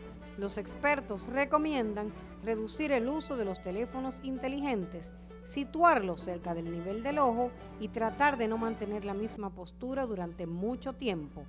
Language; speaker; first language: Spanish; native; Spanish